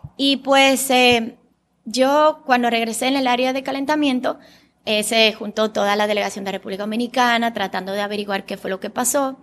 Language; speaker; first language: Spanish; early bilingual, other home language; Bulgarian